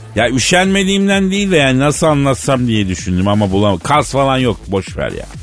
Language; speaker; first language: Turkish; non-native, fluent; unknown